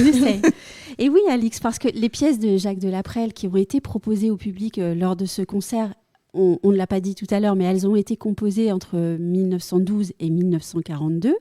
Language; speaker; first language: French; native; French